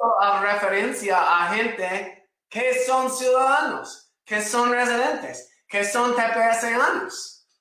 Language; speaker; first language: Spanish; non-native, fluent; English